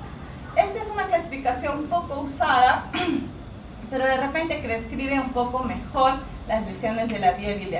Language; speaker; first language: Spanish; native; Spanish